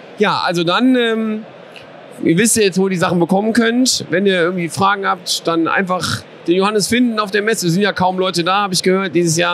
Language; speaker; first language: German; native; German